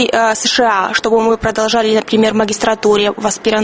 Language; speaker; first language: Russian; non-native, fluent; Georgian